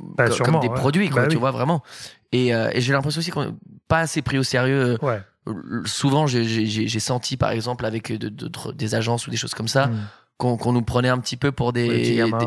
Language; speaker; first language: French; native; French